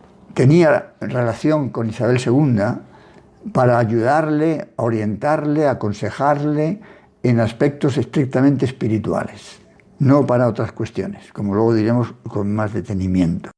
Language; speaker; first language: Spanish; native; Spanish